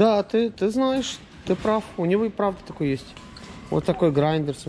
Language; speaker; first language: Russian; native; Russian